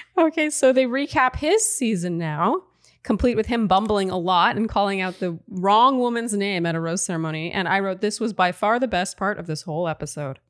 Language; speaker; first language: English; native; English